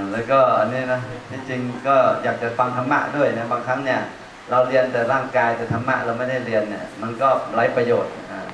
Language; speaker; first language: Thai; non-native, fluent; Chinese